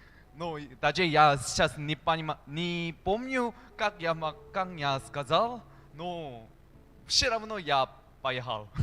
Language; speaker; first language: Russian; non-native, learner; Korean